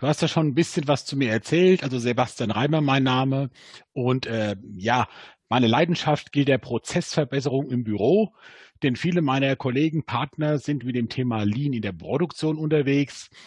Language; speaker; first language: German; native; German